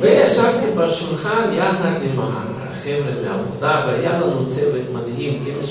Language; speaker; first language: Hebrew; non-native, fluent; Russian